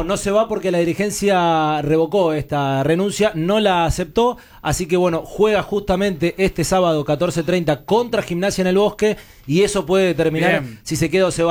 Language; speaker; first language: Spanish; native; Spanish